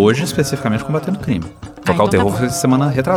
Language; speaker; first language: Portuguese; native; Portuguese